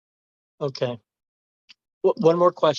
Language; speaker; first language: English; native; English